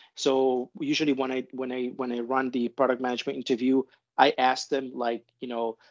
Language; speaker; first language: English; non-native, fluent; Italian